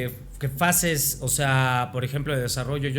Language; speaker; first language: Spanish; native; Spanish